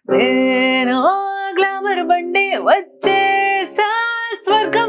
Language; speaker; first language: Telugu; native; Telugu